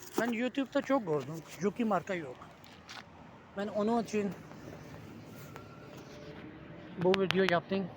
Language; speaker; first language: Turkish; non-native, learner; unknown